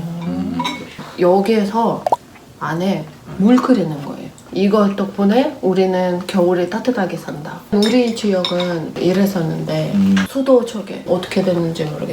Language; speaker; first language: Korean; non-native, fluent; Russian